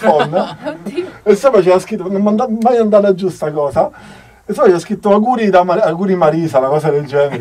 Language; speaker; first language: Italian; native; Italian